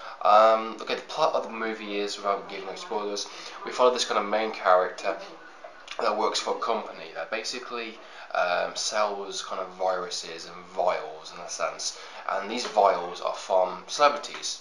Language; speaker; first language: English; native; English